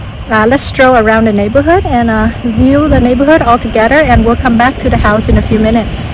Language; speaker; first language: English; non-native, fluent; Vietnamese